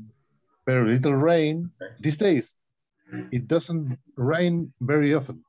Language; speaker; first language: English; non-native, learner; Spanish